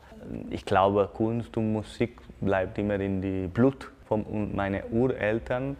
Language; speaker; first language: German; non-native, fluent; Spanish